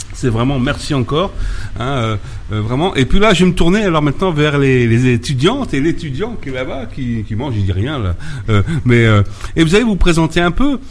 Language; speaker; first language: French; native; French